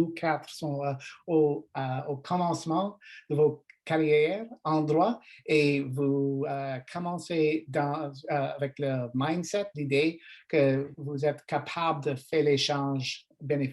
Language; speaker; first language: French; non-native, learner; English